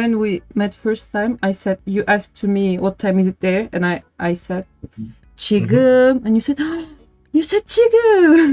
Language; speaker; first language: English; non-native, learner; Turkish